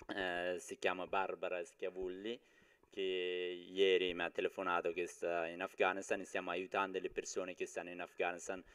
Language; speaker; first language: Italian; non-native, fluent; Persian